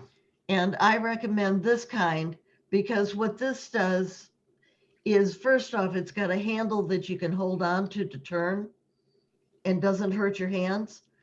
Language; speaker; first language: English; native; English